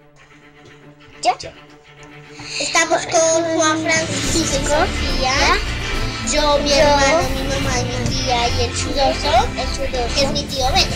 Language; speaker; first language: Spanish; native; Spanish